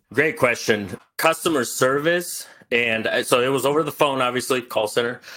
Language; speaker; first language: English; early bilingual, other home language; Spanish